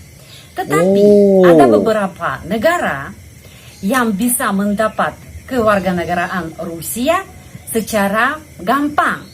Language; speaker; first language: Indonesian; non-native, fluent; Russian